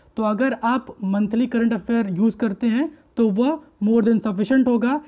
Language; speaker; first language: Hindi; native; Hindi